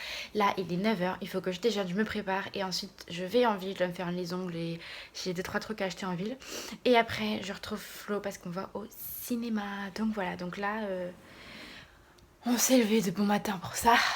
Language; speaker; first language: French; native; French